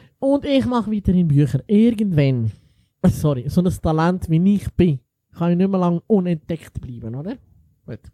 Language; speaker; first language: German; early bilingual, other home language; Italian